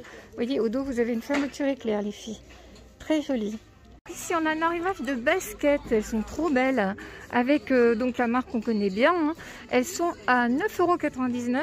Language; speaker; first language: French; native; French